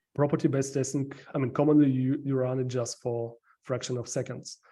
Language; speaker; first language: English; non-native, fluent; Ukrainian